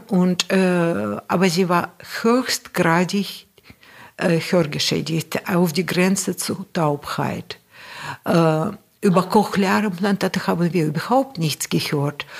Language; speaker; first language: German; non-native, fluent; Russian